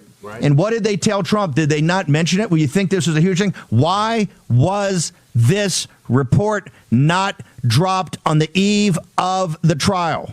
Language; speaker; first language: English; native; English